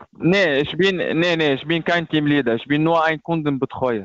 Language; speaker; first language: German; non-native, learner; Arabic